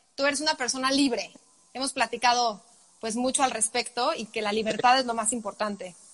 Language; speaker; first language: Spanish; non-native, fluent; Dutch